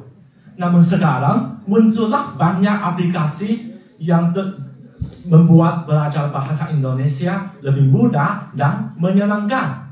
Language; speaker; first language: Indonesian; non-native, fluent; Chinese